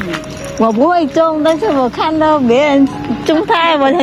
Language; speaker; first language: Chinese; non-native, learner; Vietnamese